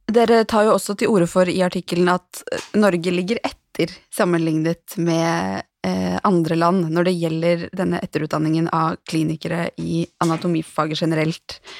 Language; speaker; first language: Norwegian; native; Norwegian